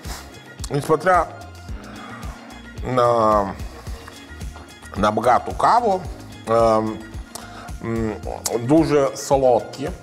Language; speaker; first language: Ukrainian; non-native, learner; Italian